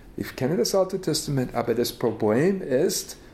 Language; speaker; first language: German; non-native, fluent; English